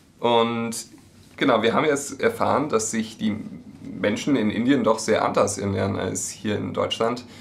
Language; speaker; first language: German; native; German